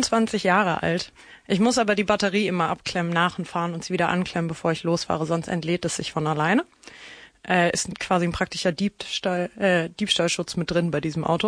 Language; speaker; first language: German; native; German